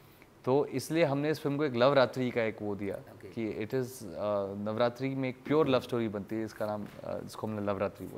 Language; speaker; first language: Hindi; native; Hindi